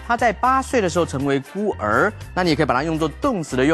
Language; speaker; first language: Chinese; native; Chinese